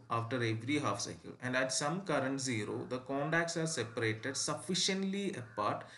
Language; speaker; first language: English; non-native, local second language; Malayalam